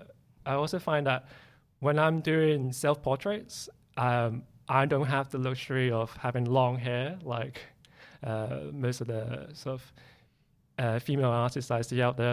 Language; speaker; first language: English; native; English